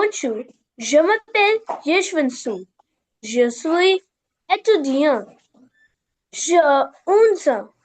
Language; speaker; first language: French; non-native, learner; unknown